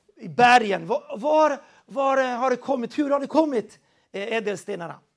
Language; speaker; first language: Swedish; non-native, fluent; Portuguese